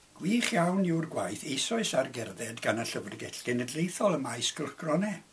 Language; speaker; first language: Welsh; non-native, local second language; English